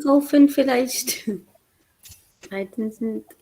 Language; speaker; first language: German; non-native, learner; Hindi